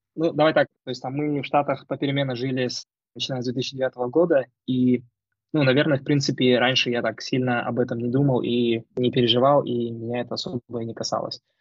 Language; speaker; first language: Russian; native; Russian